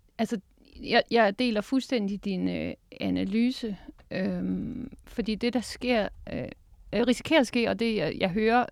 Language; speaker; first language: Danish; native; Danish